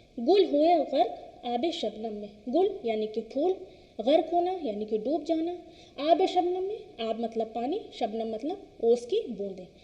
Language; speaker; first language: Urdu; native; Urdu